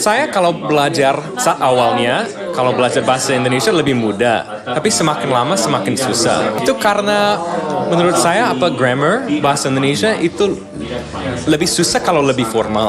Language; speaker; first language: Indonesian; non-native, fluent; English